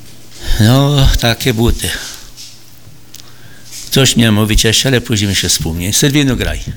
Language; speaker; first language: Polish; early bilingual, heritage; Polish